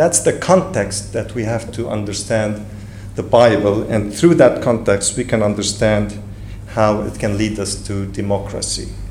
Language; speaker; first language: English; non-native, fluent; Arabic